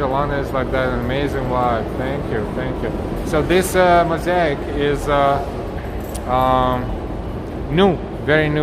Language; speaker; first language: English; non-native, fluent; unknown